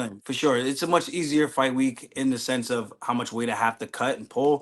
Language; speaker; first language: English; native; English